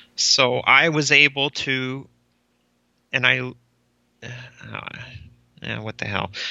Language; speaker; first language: English; native; English